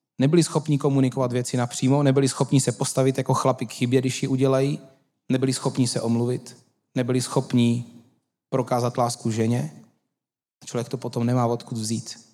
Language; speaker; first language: Czech; native; Czech